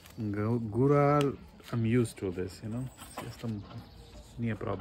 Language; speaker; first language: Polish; non-native, learner; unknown